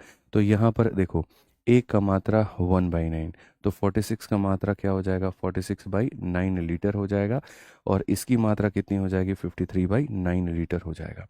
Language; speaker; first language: Hindi; native; Hindi